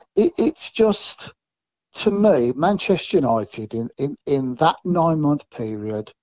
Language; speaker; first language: English; native; English